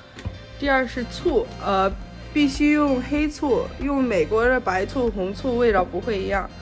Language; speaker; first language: Chinese; early bilingual, heritage; Chinese